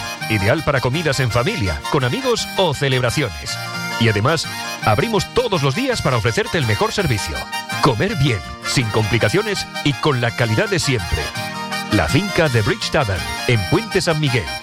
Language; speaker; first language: Spanish; native; Spanish